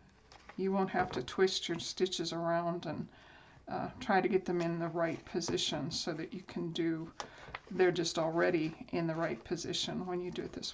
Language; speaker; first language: English; native; English